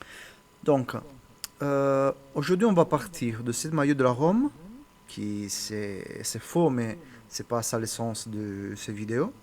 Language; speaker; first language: French; non-native, learner; Italian